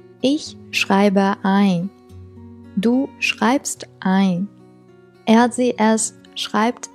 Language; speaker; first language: German; non-native, fluent; Chinese